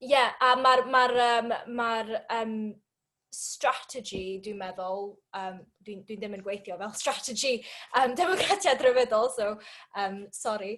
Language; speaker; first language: Welsh; non-native, learner; English